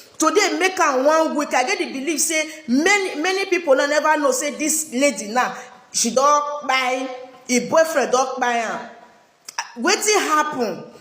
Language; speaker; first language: Nigerian Pidgin; native; Nigerian Pidgin